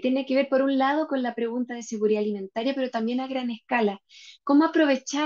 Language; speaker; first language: Spanish; native; Spanish